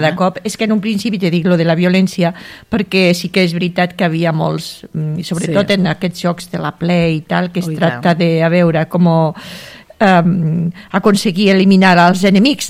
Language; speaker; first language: Catalan; native; Catalan